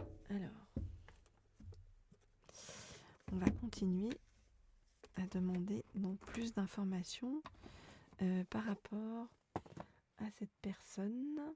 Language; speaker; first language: French; native; French